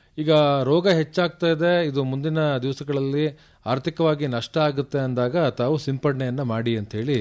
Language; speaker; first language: Kannada; native; Kannada